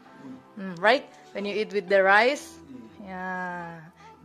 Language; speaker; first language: English; non-native, learner; Indonesian